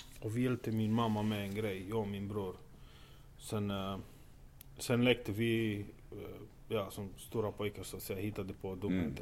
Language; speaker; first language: Swedish; non-native, fluent; Romanian